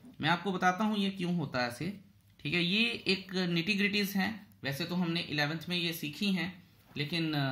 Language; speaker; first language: Hindi; native; Hindi